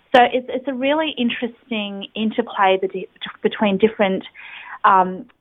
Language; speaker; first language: English; native; English